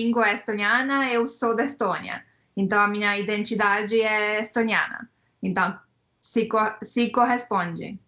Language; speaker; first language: Portuguese; non-native, fluent; Estonian